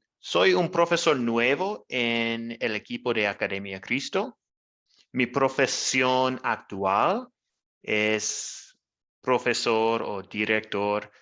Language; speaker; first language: Spanish; non-native, learner; English